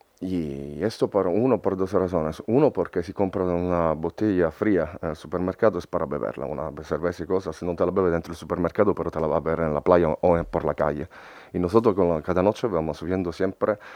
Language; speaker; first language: Spanish; non-native, fluent; Italian